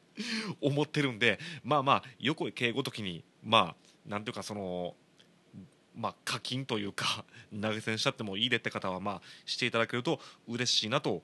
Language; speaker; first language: Japanese; native; Japanese